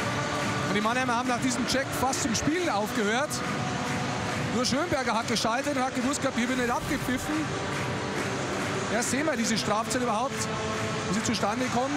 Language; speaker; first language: German; native; German